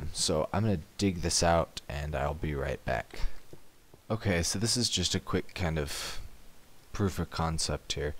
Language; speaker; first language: English; native; English